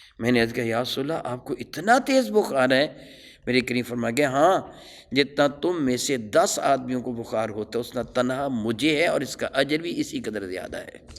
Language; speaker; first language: Urdu; non-native, local second language; Punjabi